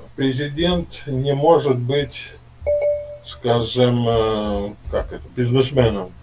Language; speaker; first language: Russian; native; Russian